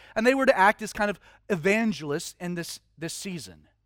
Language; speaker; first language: English; native; English